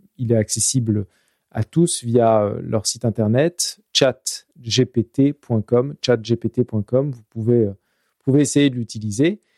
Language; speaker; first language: French; native; French